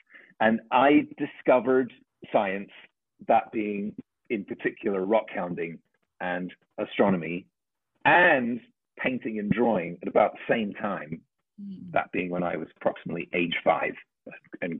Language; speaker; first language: English; native; English